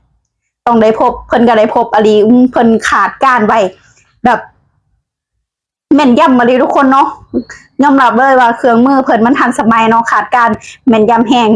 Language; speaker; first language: Thai; non-native, local second language; Lao